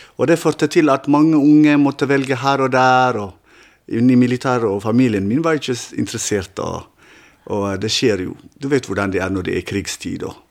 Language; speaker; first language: Norwegian; non-native, fluent; Tigrinya